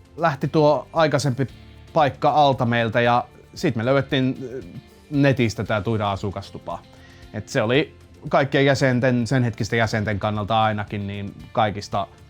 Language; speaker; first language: Finnish; native; Finnish